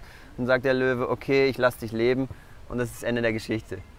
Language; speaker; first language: German; native; German